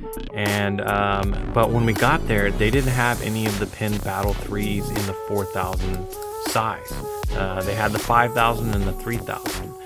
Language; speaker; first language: English; native; English